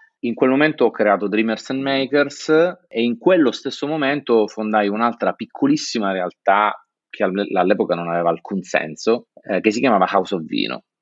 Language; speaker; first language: Italian; native; Italian